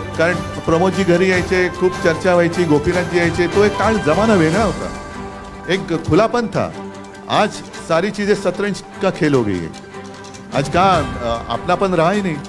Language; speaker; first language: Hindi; non-native, local second language; Marathi